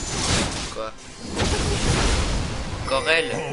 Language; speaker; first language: French; native; French